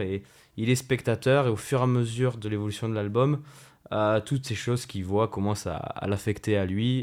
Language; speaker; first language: French; native; French